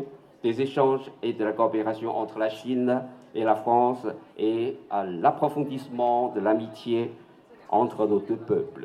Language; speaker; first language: French; non-native, fluent; Chinese